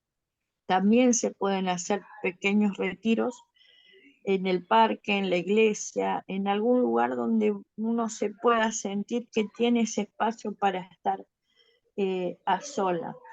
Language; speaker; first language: Spanish; native; Spanish